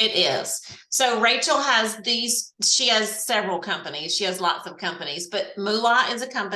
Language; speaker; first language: English; native; English